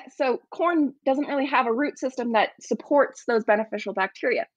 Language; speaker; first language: English; native; English